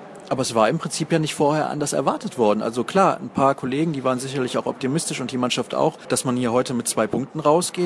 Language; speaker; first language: German; native; German